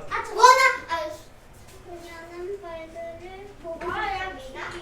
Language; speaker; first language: Korean; native; Korean